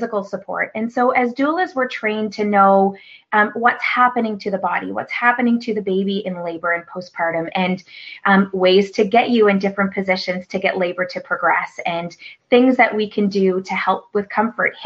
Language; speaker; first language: English; native; English